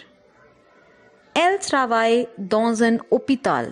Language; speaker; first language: French; non-native, fluent; Hindi